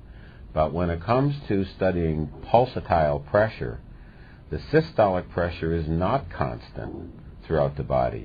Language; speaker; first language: English; native; English